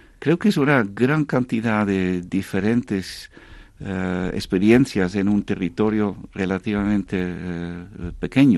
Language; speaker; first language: Spanish; non-native, fluent; Dutch